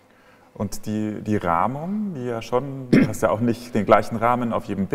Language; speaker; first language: German; native; German